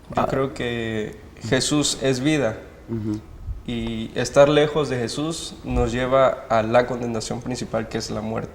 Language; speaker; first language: Spanish; native; Spanish